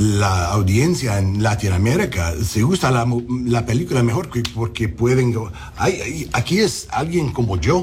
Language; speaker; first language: Spanish; non-native, learner; English